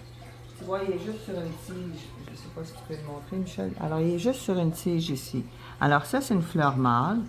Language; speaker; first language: French; native; French